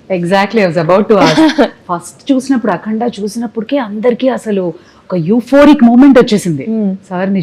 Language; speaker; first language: Telugu; native; Telugu